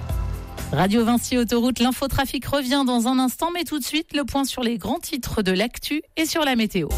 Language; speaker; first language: French; native; French